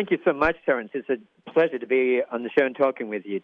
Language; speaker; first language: English; native; English